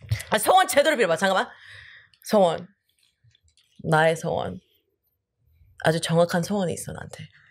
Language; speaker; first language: Korean; early bilingual, heritage; Korean